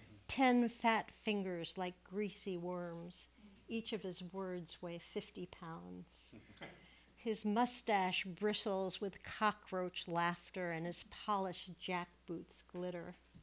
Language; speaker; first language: English; native; English